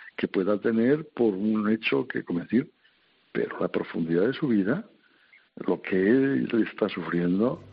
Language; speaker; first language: Spanish; native; Spanish